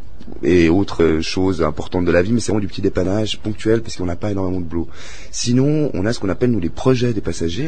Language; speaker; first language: French; native; French